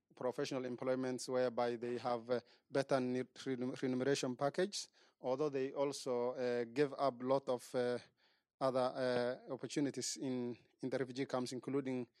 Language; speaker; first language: English; non-native, local second language; Somali